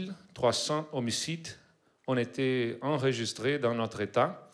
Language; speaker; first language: French; non-native, learner; Portuguese